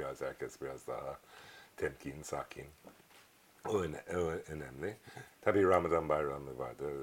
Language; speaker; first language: Turkish; non-native, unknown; English